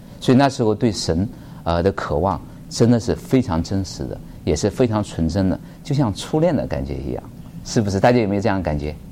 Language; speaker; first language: Chinese; native; Chinese